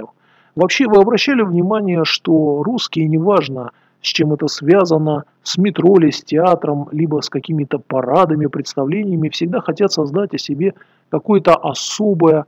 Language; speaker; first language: Russian; native; Russian